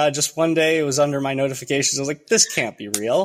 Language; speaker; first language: English; early bilingual, other home language; Romanian